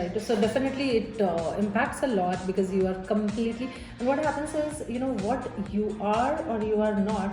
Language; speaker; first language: English; non-native, local second language; Hindi